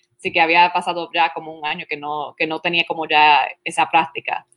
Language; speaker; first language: Spanish; early bilingual, heritage; Spanish